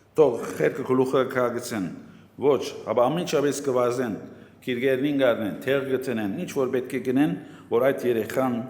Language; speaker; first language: Armenian; native; Armenian